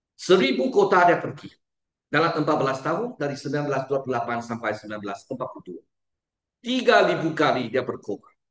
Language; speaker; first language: Malay; non-native, local second language; Chinese